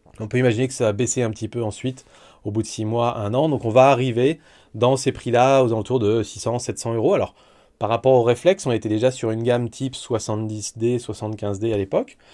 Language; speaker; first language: French; native; French